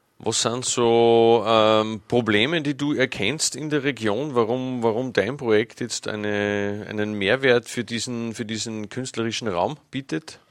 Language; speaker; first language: German; native; German